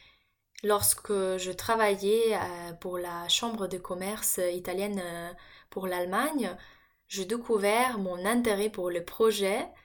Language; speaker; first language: French; non-native, fluent; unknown